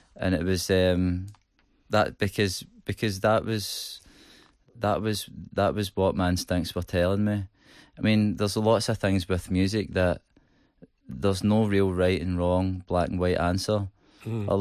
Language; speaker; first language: English; native; English